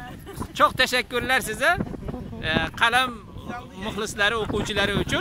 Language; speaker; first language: Turkish; non-native, learner; Uzbek